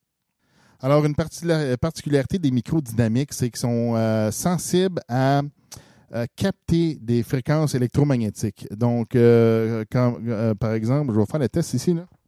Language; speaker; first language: French; native; French